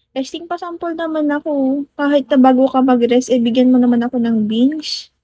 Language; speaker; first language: Filipino; non-native, local second language; Iloko